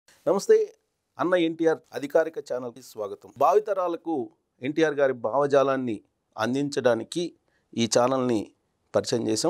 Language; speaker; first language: Telugu; native; Telugu